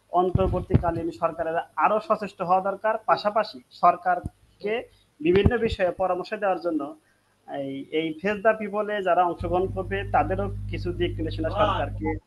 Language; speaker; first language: Bangla; native; Bangla